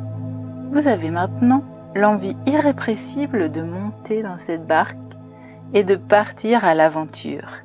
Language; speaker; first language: French; native; French